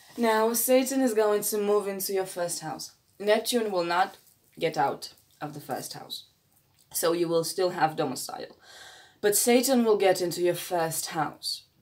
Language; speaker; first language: English; non-native, fluent; Romanian